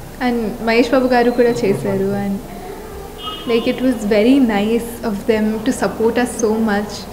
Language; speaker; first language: Telugu; non-native, fluent; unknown